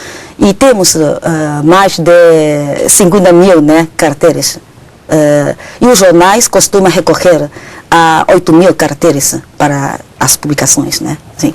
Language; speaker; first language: Portuguese; non-native, fluent; Chinese